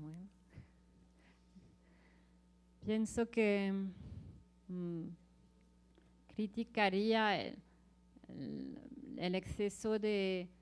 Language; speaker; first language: Spanish; non-native, fluent; French